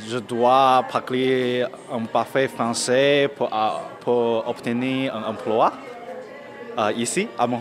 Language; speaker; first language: French; non-native, learner; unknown